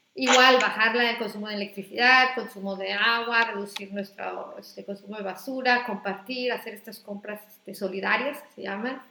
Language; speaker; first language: Spanish; native; Spanish